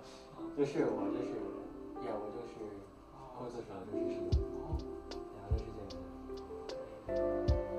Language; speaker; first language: Chinese; early bilingual, heritage; English